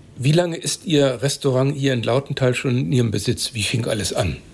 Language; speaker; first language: German; native; German